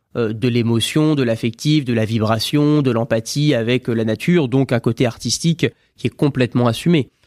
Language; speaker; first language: French; native; French